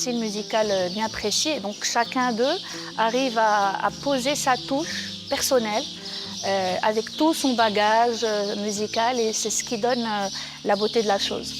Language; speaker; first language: French; non-native, local second language; Arabic